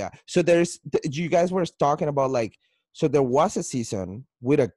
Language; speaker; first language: English; non-native, fluent; Spanish